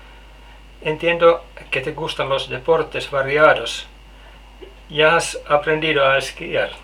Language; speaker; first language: Spanish; non-native, learner; Finnish